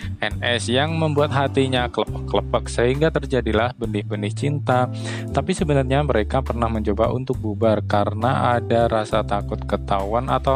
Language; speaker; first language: Indonesian; native; Indonesian